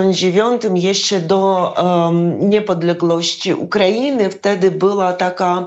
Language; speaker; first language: Polish; non-native, fluent; Ukrainian